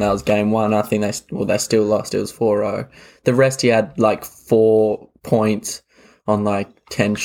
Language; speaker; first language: English; native; English